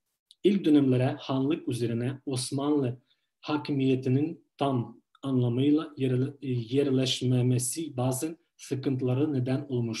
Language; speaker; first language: Turkish; non-native, fluent; Ukrainian